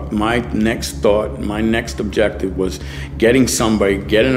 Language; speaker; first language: English; native; English